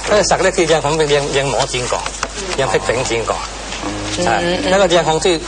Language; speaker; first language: Thai; non-native, learner; Chinese